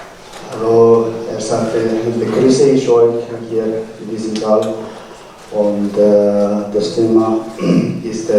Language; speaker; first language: German; non-native, fluent; Tibetan